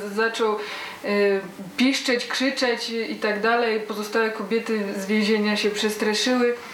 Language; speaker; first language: Polish; early bilingual, heritage; Polish